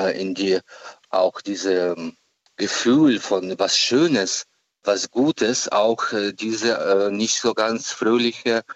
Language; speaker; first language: German; non-native, learner; Ukrainian